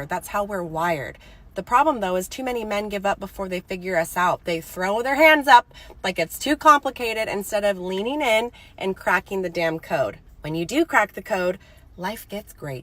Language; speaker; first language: English; native; English